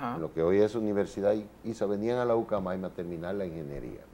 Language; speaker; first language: Spanish; native; Spanish